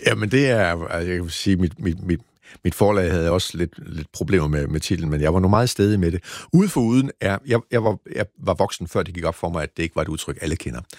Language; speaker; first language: Danish; native; Danish